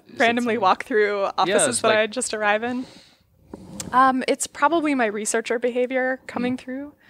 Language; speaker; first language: English; native; English